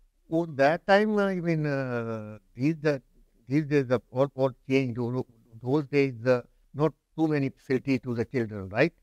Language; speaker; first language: English; non-native, local second language; Punjabi